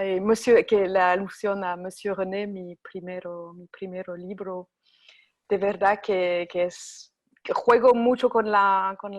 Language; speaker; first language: Spanish; non-native, fluent; French